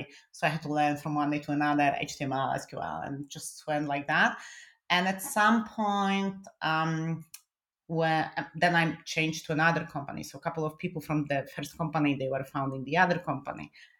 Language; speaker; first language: English; non-native, fluent; Polish